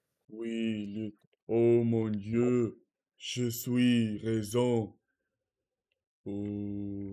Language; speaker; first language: French; non-native, learner; Russian